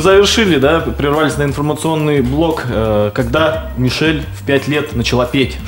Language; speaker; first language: Russian; native; Russian